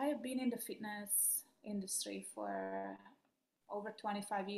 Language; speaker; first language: English; non-native, fluent; Italian